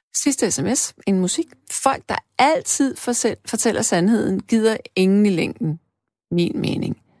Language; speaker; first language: Danish; native; Danish